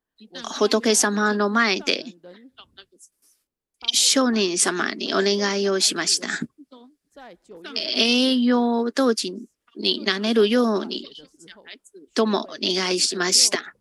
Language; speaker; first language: Japanese; non-native, fluent; Chinese